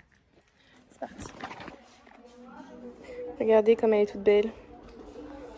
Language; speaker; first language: French; native; French